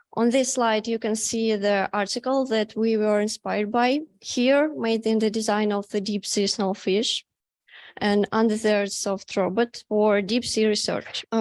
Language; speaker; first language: English; non-native, learner; Russian